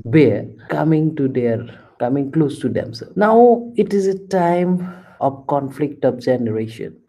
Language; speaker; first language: English; non-native, local second language; Assamese